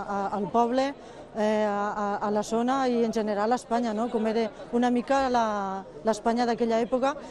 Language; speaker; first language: Catalan; native; Catalan